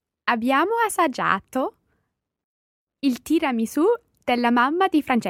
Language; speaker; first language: Italian; non-native, learner; English